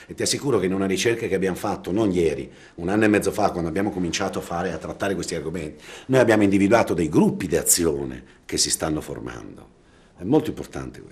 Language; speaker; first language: Italian; native; Italian